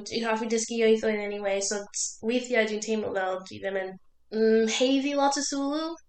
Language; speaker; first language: Welsh; non-native, learner; English